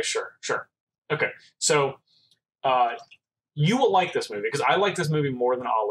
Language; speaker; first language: English; native; English